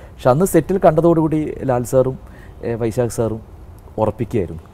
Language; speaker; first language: Malayalam; native; Malayalam